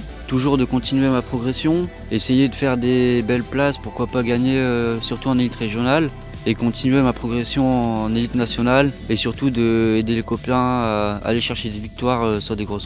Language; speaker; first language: French; native; French